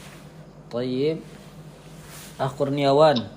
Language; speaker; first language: Arabic; non-native, fluent; Indonesian